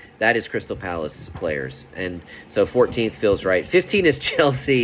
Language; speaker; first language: English; native; English